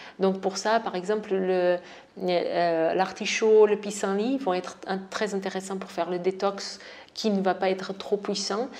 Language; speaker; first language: French; non-native, fluent; Portuguese